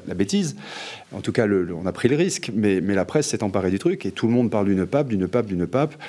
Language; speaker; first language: French; native; French